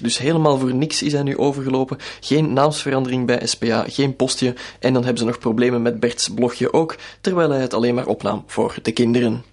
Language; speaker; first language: Dutch; native; Dutch